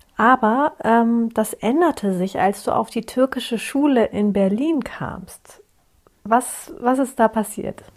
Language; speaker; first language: German; early bilingual, other home language; Turkish